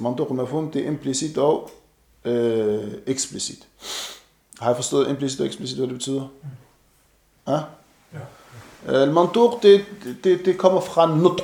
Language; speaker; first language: Danish; non-native, fluent; Arabic